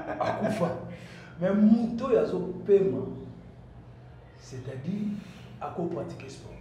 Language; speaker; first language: Lingala; native; Lingala